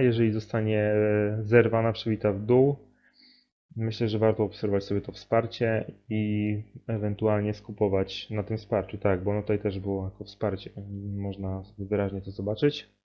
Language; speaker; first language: Polish; native; Polish